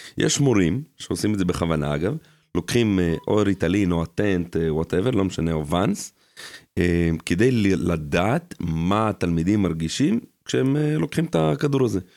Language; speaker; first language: Hebrew; early bilingual, other home language; Russian